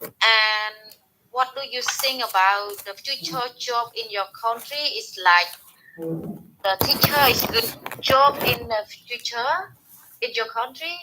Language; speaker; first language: English; non-native, learner; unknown